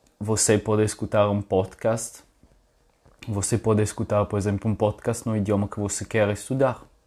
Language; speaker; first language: Portuguese; non-native, fluent; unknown